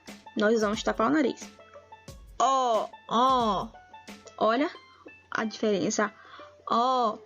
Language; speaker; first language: Portuguese; native; Portuguese